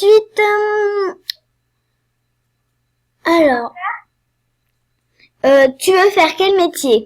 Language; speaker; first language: French; native; French